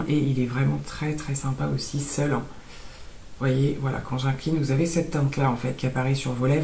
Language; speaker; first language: French; native; French